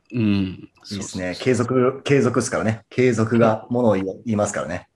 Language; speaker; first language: Japanese; native; Japanese